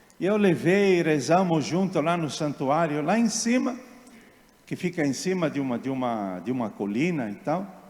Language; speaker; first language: Portuguese; non-native, fluent; Italian